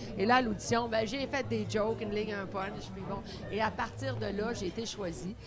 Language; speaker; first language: French; native; French